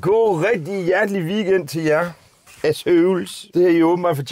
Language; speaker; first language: Danish; native; Danish